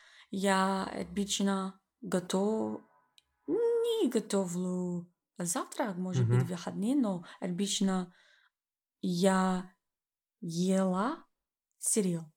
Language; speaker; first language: Russian; non-native, learner; English